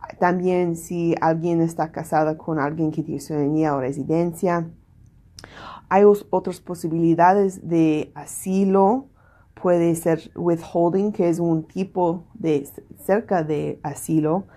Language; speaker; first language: Spanish; non-native, learner; English